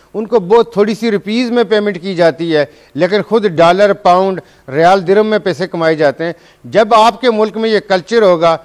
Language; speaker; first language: Urdu; non-native, local second language; Punjabi